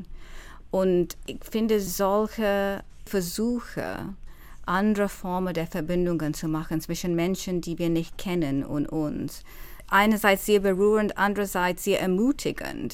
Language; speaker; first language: German; non-native, fluent; English